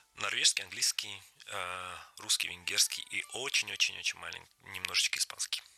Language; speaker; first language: Russian; early bilingual, heritage; Hungarian